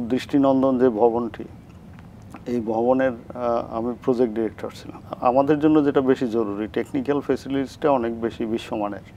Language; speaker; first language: Bangla; native; Bangla